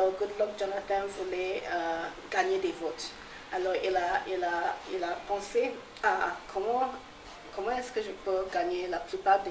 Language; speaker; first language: French; non-native, fluent; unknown